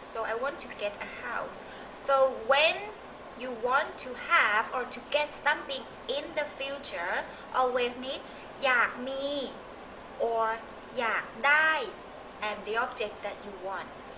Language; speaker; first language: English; non-native, fluent; Thai